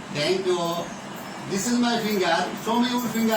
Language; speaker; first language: English; non-native, fluent; Bangla